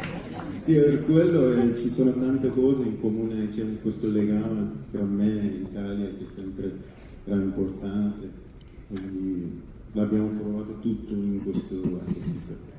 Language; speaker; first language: Italian; non-native, fluent; Persian